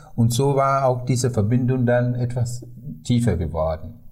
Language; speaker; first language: German; non-native, fluent; Sinhala